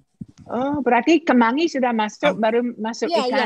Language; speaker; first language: Indonesian; non-native, fluent; English